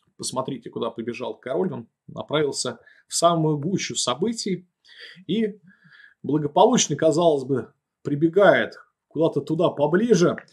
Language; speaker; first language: Russian; native; Russian